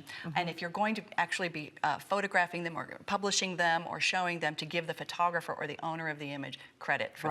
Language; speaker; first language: English; native; English